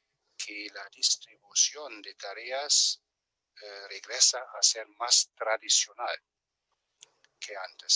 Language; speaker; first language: Spanish; non-native, fluent; German